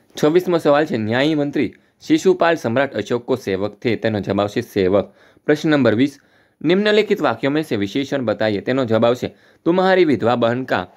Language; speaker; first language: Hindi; non-native, local second language; Gujarati